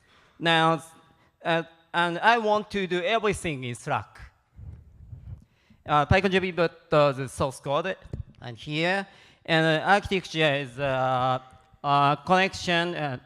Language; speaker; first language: English; non-native, learner; Japanese